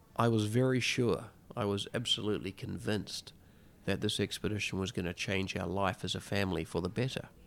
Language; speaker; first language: English; native; English